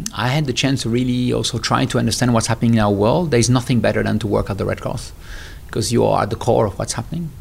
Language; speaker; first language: English; non-native, fluent; French